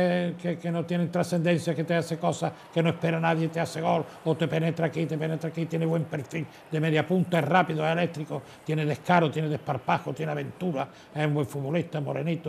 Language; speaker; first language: Spanish; native; Spanish